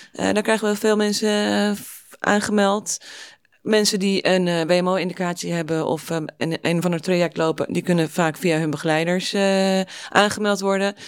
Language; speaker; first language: Dutch; non-native, fluent; English